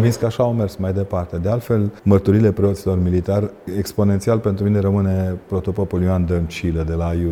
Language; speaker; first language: Romanian; native; Romanian